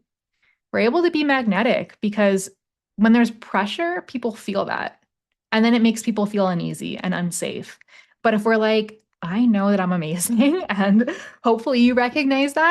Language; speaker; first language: English; native; English